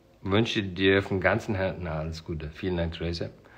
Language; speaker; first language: German; non-native, fluent; English